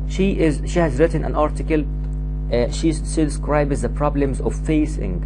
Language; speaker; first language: English; non-native, fluent; Arabic